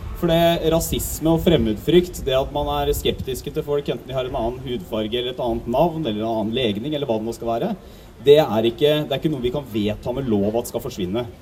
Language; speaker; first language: Norwegian; native; Norwegian